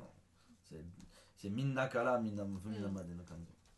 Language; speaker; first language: Japanese; non-native, learner; French